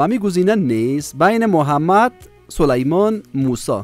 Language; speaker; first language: Persian; native; Persian